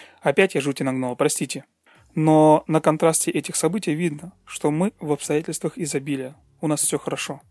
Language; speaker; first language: Russian; native; Russian